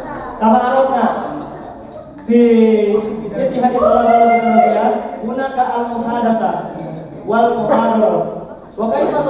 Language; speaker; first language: Arabic; non-native, learner; Indonesian